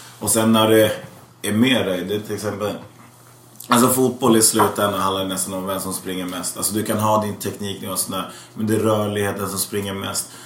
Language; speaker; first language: Swedish; early bilingual, other home language; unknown